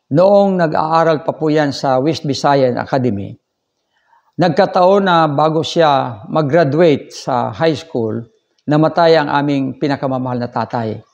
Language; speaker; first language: Filipino; non-native, local second language; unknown